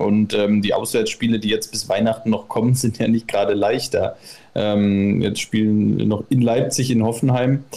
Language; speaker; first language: German; native; German